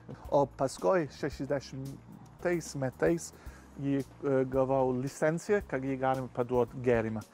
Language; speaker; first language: Lithuanian; non-native, learner; English